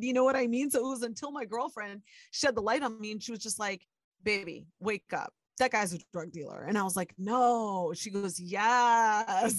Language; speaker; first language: English; early bilingual, other home language; Spanish